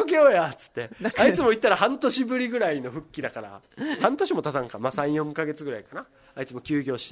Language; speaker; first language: Japanese; native; Japanese